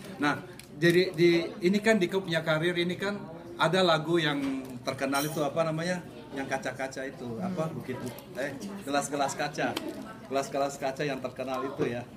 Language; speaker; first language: Indonesian; native; Indonesian